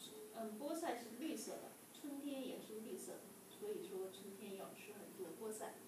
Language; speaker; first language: Chinese; non-native, learner; English